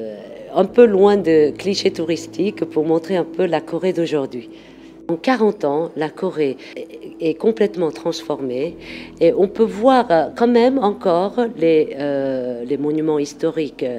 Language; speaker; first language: French; non-native, fluent; Korean